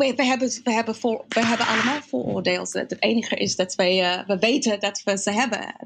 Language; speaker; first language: Dutch; non-native, fluent; English